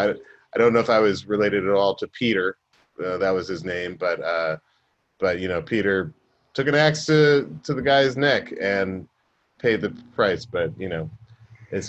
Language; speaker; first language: English; native; English